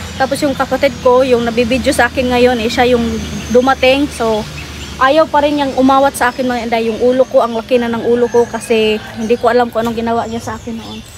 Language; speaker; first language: Filipino; non-native, local second language; Cebuano